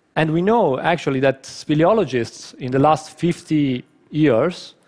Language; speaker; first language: English; non-native, fluent; Italian